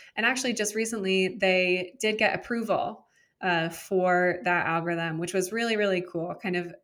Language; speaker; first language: English; native; English